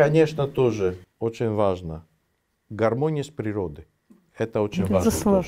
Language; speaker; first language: Russian; non-native, fluent; Greek